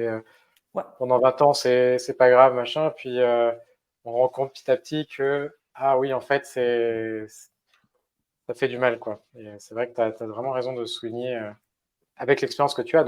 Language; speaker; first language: French; native; French